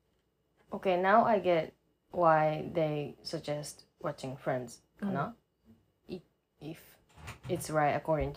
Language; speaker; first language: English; non-native, learner; Japanese